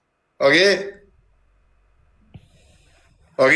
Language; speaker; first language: English; non-native, learner; Albanian